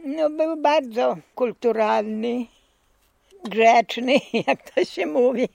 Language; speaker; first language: Polish; non-native, local second language; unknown